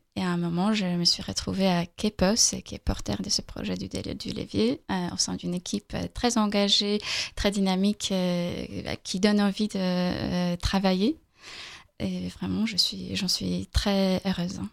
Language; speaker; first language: French; non-native, fluent; Polish